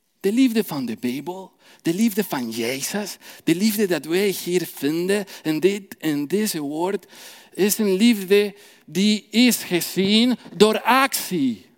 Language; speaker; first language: Dutch; non-native, fluent; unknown